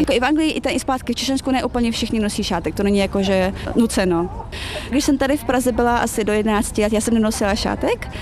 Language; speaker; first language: Czech; early bilingual, other home language; Chechen